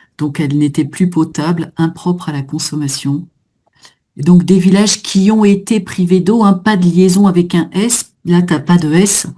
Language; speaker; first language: French; native; French